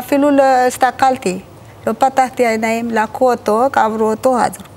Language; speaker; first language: Hebrew; non-native, learner; Amharic